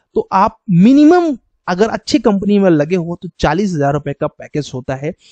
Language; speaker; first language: Hindi; native; Hindi